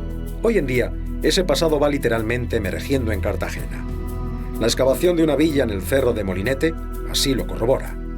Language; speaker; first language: Spanish; native; Spanish